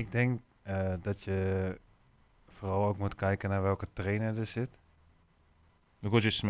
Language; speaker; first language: Dutch; native; Dutch